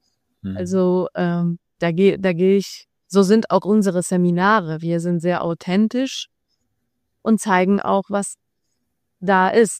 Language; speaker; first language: German; non-native, fluent; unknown